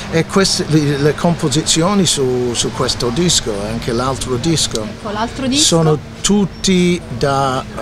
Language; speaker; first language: Italian; non-native, fluent; English